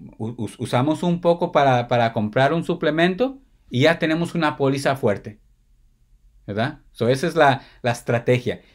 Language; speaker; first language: Spanish; early bilingual, heritage; Spanish